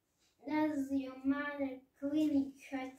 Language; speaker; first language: English; non-native, learner; Russian